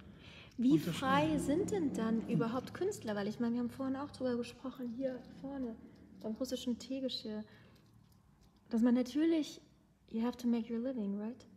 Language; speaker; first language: German; native; German